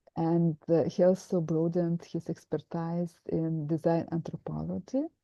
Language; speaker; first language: English; non-native, fluent; Lithuanian